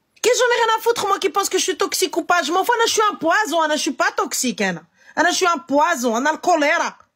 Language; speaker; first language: French; native; French